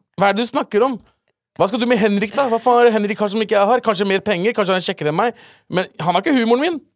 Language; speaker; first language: Norwegian; early bilingual, other home language; Urdu